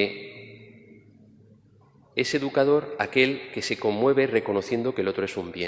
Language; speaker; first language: Spanish; native; Spanish